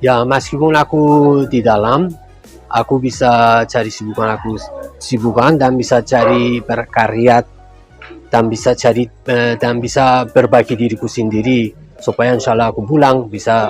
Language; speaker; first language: Indonesian; non-native, learner; Persian